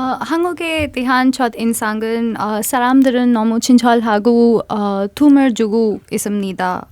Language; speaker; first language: Korean; non-native, learner; Hindi